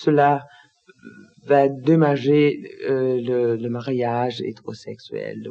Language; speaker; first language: French; non-native, learner; Danish